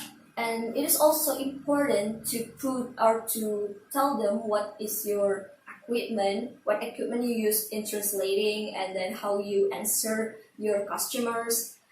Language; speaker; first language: English; non-native, learner; Indonesian